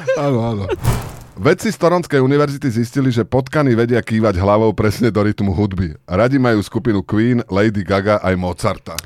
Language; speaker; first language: Slovak; native; Slovak